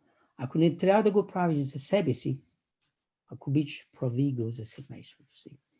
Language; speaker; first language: Bulgarian; non-native, fluent; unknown